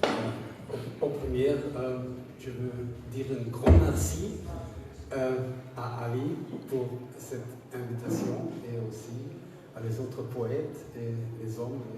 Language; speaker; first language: French; non-native, learner; German